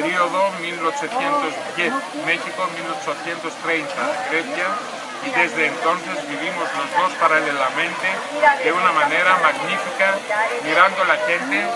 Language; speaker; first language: Spanish; non-native, fluent; Greek